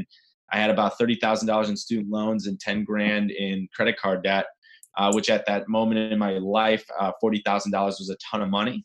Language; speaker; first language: English; native; English